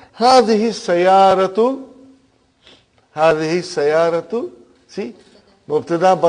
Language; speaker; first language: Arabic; non-native, fluent; Urdu